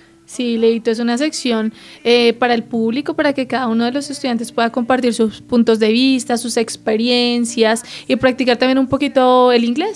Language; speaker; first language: Spanish; native; Spanish